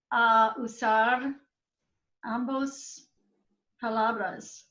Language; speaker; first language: Spanish; non-native, learner; English